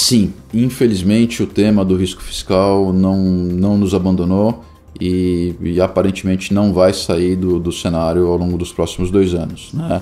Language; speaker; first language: Portuguese; native; Portuguese